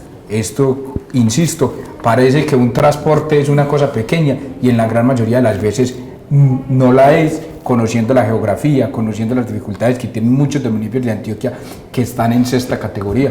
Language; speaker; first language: Spanish; native; Spanish